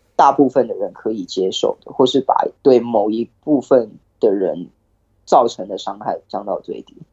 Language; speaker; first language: Chinese; early bilingual, heritage; Chinese